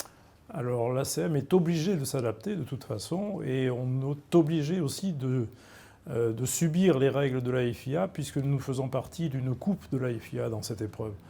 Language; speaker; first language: French; native; French